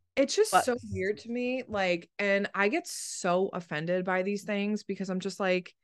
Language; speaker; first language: English; native; English